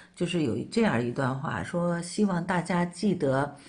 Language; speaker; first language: Chinese; native; Chinese